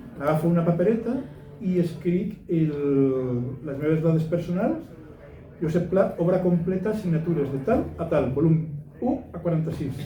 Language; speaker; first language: Catalan; non-native, local second language; Spanish